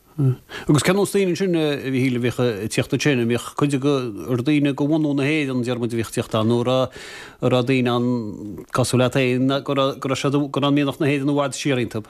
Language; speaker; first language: Irish; native; Irish